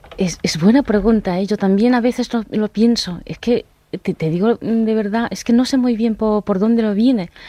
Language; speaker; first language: Spanish; non-native, fluent; Japanese